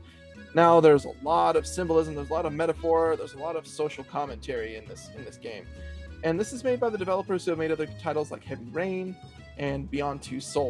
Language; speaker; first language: English; native; English